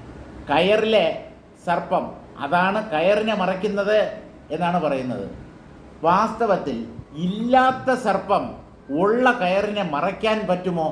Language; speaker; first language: Malayalam; native; Malayalam